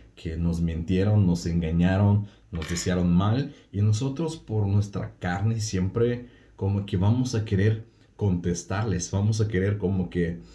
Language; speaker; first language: Spanish; non-native, fluent; Russian